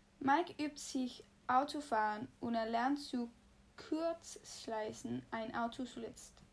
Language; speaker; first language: German; non-native, learner; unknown